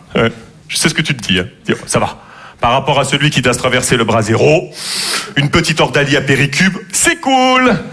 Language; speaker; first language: French; native; French